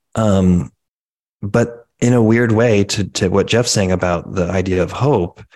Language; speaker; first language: English; native; English